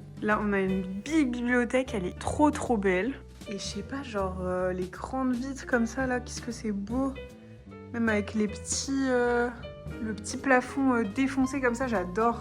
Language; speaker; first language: French; native; French